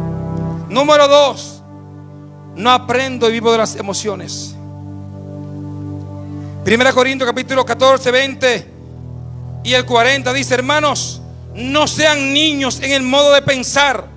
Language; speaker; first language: Spanish; native; Spanish